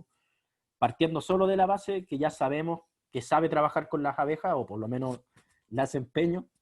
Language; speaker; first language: Spanish; native; Spanish